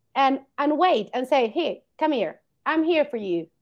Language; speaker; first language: English; non-native, fluent; Spanish